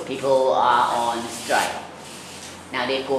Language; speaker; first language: English; non-native, learner; Thai